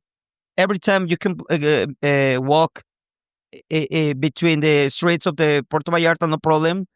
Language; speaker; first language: English; non-native, local second language; Spanish